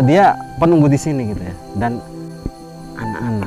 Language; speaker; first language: Indonesian; native; Indonesian